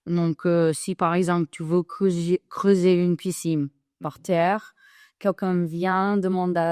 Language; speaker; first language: French; non-native, fluent; English